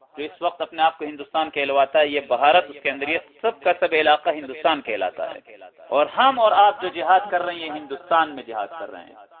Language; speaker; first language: Urdu; non-native, local second language; Pashto